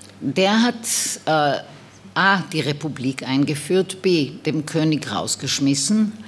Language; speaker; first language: German; non-native, fluent; Hebrew